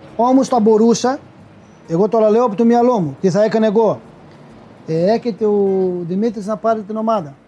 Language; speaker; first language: Greek; non-native, fluent; Portuguese